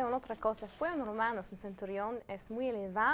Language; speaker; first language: Spanish; non-native, learner; French